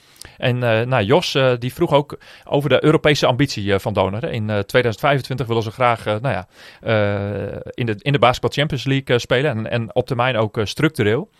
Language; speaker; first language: Dutch; native; Dutch